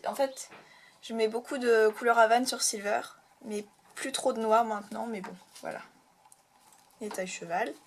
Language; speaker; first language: French; native; French